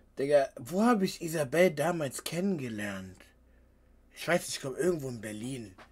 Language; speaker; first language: German; native; German